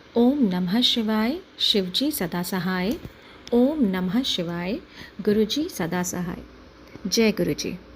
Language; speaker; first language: Hindi; native; Hindi